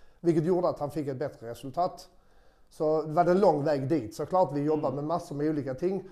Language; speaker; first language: Swedish; native; Swedish